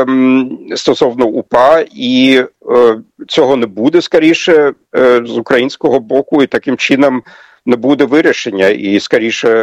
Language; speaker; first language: Ukrainian; non-native, fluent; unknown